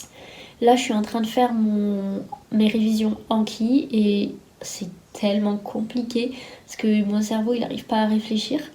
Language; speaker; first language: French; native; French